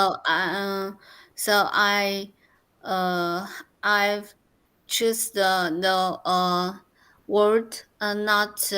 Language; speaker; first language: English; non-native, learner; Chinese